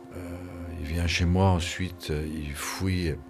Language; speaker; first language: French; non-native, fluent; Persian